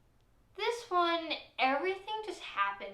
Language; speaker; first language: English; native; English